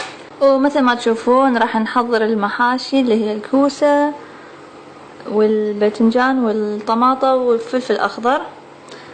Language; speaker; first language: Arabic; native; Arabic